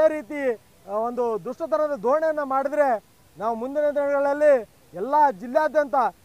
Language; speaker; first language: Hindi; non-native, local second language; Kannada